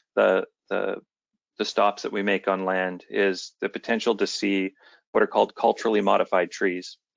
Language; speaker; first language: English; native; English